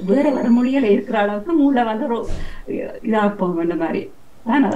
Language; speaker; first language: Tamil; early bilingual, heritage; Tamil